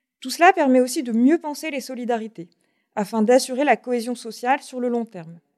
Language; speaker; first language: French; native; French